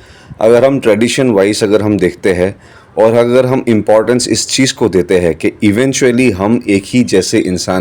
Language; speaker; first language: Hindi; non-native, local second language; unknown